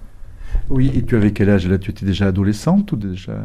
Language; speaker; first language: French; native; French